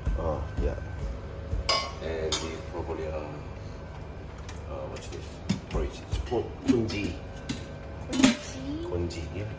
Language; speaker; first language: English; non-native, learner; Korean